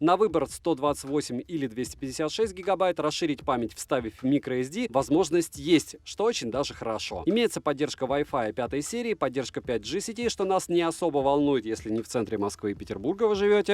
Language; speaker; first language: Russian; native; Russian